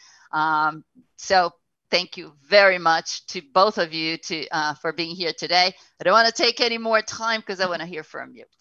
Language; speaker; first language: English; non-native, fluent; Portuguese